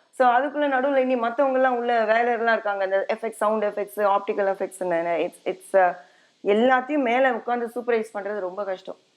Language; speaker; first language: Tamil; non-native, fluent; English